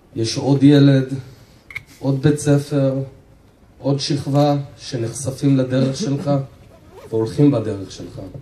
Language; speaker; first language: Hebrew; native; Hebrew